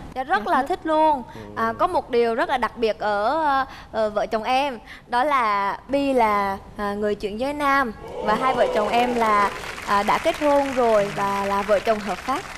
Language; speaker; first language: Vietnamese; early bilingual, heritage; Vietnamese